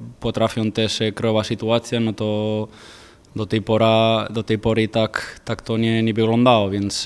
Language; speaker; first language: Polish; non-native, fluent; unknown